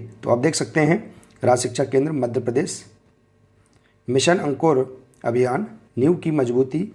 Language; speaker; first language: Hindi; native; Hindi